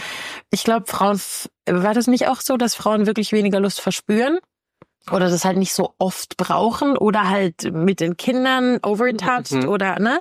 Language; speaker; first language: German; native; German